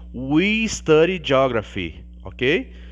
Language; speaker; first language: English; non-native, learner; Portuguese